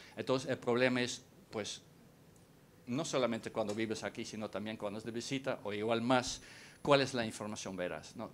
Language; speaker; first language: Spanish; non-native, fluent; Dutch